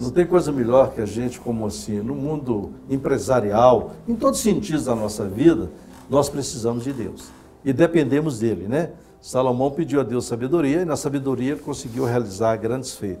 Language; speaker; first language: Portuguese; native; Portuguese